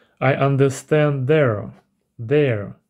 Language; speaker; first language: English; non-native, learner; Russian